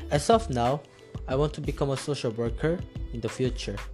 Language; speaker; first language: English; early bilingual, other home language; Korean